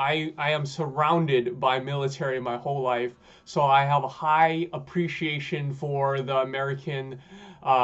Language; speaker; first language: English; native; English